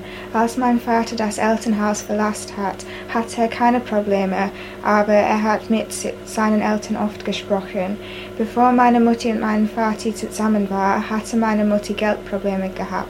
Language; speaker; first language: German; non-native, learner; English